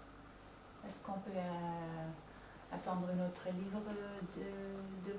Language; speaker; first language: French; non-native, fluent; Dutch